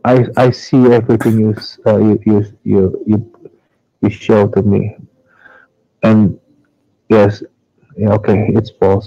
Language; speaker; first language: English; non-native, learner; Indonesian